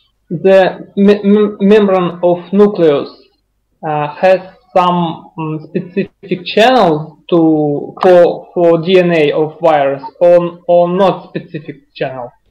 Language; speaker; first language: English; non-native, learner; Russian